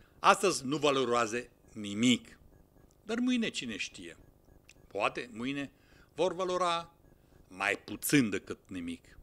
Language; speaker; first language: Romanian; non-native, fluent; Italian